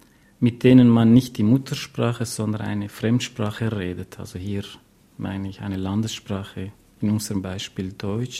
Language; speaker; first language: German; non-native, fluent; Kurdish